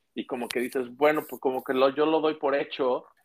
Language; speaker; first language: Spanish; native; Spanish